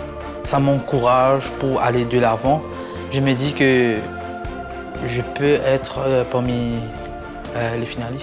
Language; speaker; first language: French; non-native, local second language; Morisyen